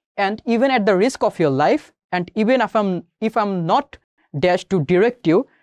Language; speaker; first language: English; non-native, local second language; Bangla